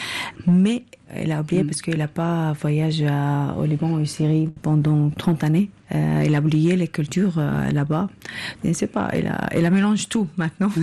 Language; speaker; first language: French; non-native, learner; Arabic